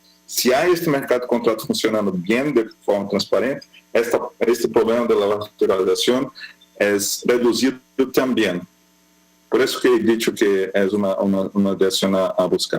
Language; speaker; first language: Spanish; non-native, fluent; Portuguese